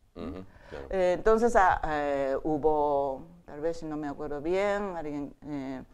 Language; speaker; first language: Spanish; non-native, fluent; Japanese